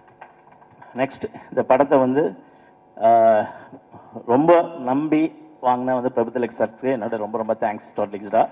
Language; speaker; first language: Tamil; native; Tamil